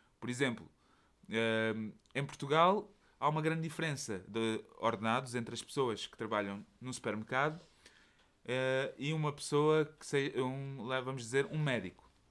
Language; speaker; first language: Portuguese; native; Portuguese